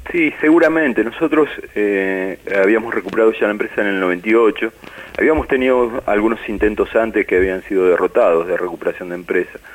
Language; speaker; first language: Spanish; native; Spanish